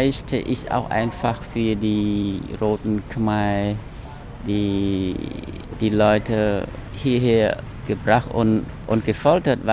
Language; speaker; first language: German; non-native, fluent; Khmer